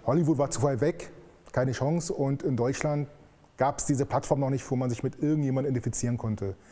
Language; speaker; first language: German; early bilingual, other home language; Arabic